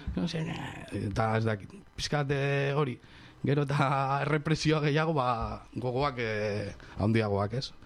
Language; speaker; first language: Basque; non-native, local second language; Spanish